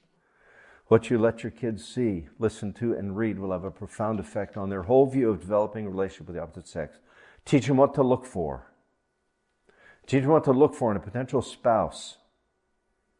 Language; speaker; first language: English; native; English